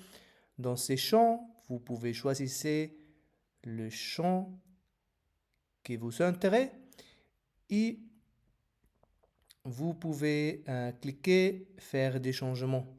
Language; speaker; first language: French; non-native, learner; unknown